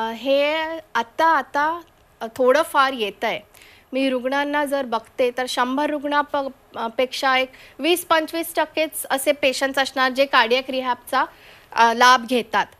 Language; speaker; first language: Marathi; non-native, local second language; Konkani